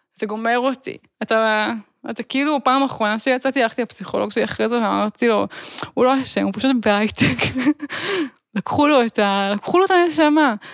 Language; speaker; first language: Hebrew; native; Hebrew